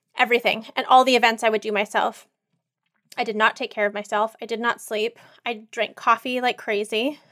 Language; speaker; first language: English; native; English